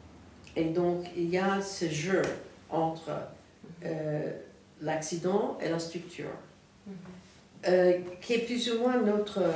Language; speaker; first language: French; non-native, fluent; English